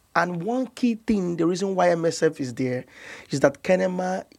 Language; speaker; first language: English; non-native, local second language; Igbo